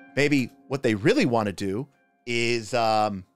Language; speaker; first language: English; native; English